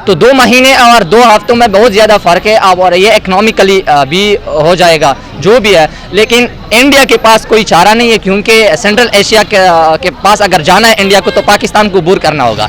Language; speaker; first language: Hindi; non-native, local second language; Pashto